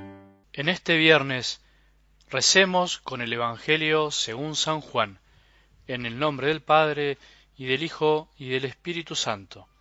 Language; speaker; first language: Spanish; native; Spanish